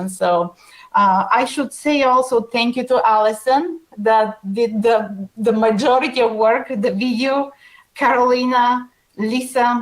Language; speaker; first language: English; non-native, fluent; Bulgarian